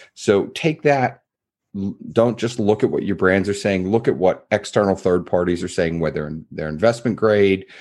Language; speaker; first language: English; native; English